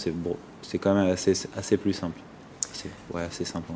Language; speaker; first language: French; native; French